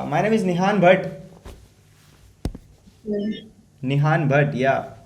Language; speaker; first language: English; non-native, learner; Hindi